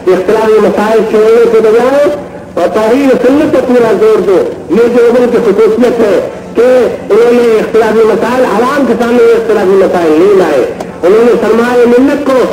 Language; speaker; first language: Urdu; native; Urdu